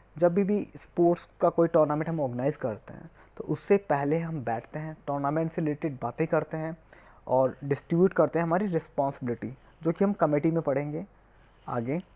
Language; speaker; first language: Hindi; native; Hindi